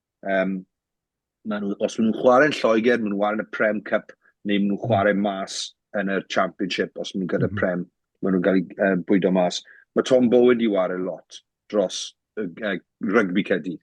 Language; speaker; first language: Welsh; native; Welsh